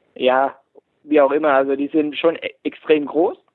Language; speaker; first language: German; native; German